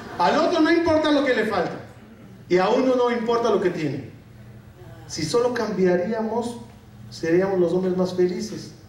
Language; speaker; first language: Spanish; non-native, fluent; Arabic